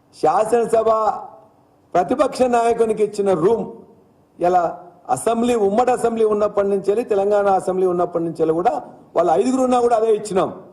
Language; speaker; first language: Telugu; native; Telugu